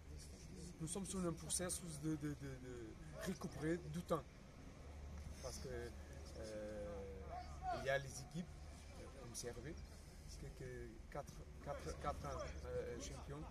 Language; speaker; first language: French; non-native, fluent; Portuguese